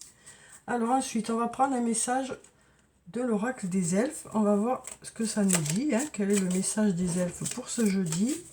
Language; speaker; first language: French; native; French